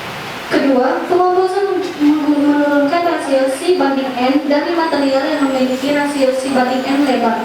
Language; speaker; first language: Indonesian; native; Indonesian